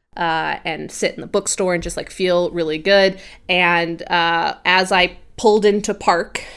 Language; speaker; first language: English; native; English